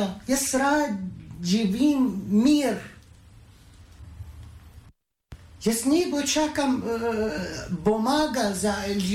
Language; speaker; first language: Slovenian; non-native, learner; Arabic